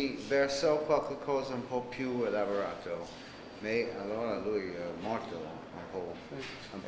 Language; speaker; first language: Italian; non-native, learner; English